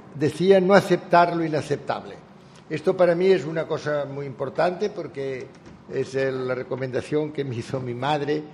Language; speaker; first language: Spanish; native; Spanish